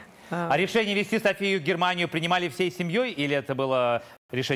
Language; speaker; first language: Russian; native; Russian